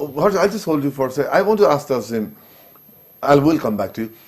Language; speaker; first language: English; non-native, local second language; Nepali